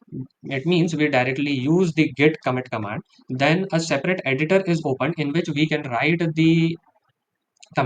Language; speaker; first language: English; non-native, local second language; Hindi